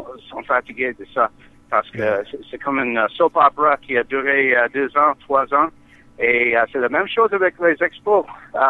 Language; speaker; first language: French; non-native, learner; English